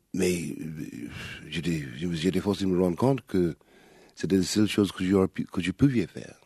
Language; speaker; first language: French; non-native, fluent; English